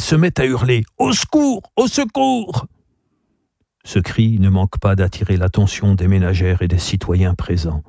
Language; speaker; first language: French; native; French